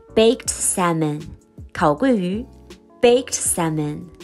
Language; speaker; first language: English; non-native, fluent; Chinese